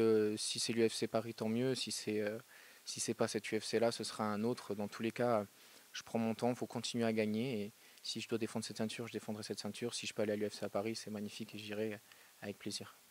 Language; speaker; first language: French; native; French